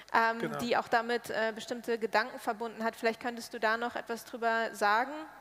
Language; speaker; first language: German; native; German